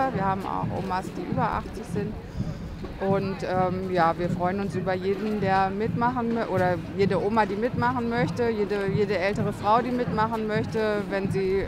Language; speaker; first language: German; native; German